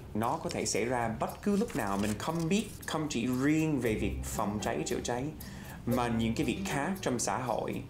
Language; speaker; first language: Vietnamese; non-native, fluent; English